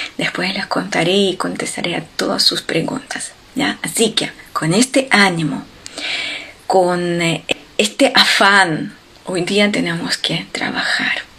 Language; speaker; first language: Spanish; non-native, fluent; Ukrainian